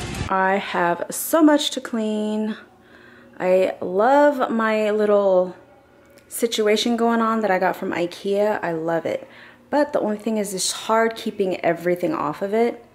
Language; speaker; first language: English; native; English